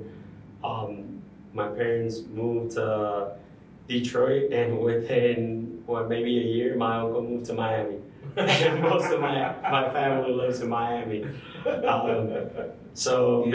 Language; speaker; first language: English; non-native, fluent; Spanish